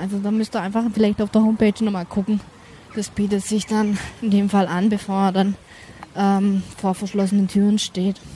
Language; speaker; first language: German; native; German